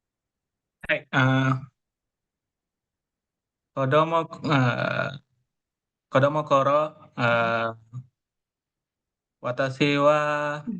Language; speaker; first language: Japanese; non-native, learner; Indonesian